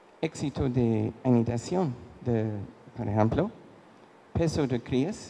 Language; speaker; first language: Spanish; non-native, fluent; English